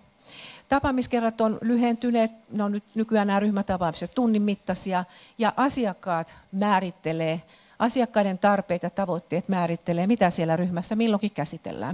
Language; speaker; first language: Finnish; native; Finnish